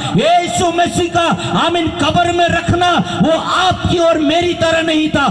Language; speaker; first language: Hindi; non-native, local second language; Nepali